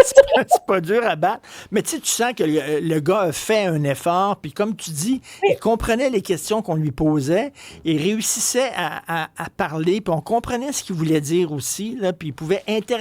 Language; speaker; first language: French; native; French